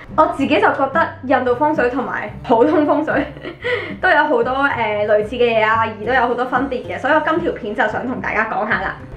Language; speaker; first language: Cantonese; early bilingual, other home language; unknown